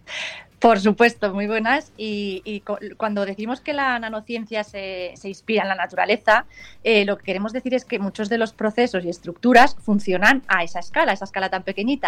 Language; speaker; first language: Spanish; native; Spanish